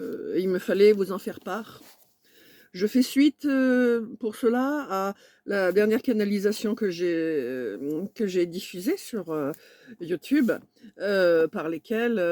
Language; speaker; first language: French; native; French